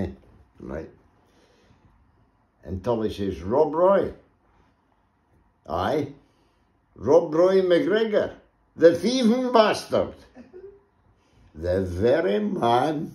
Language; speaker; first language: English; native; English